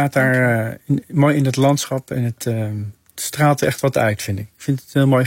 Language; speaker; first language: Dutch; native; Dutch